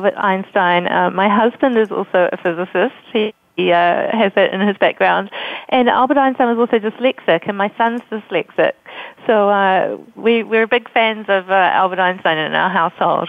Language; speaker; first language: English; native; English